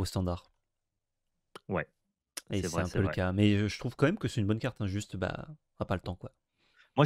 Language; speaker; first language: French; native; French